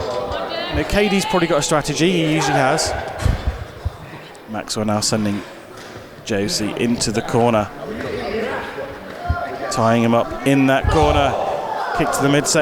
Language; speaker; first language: English; native; English